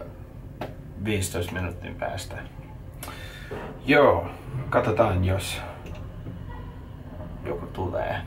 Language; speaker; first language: Finnish; non-native, learner; English